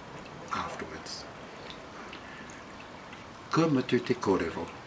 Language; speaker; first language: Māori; non-native, local second language; English